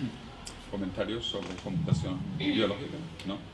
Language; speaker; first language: Spanish; native; Spanish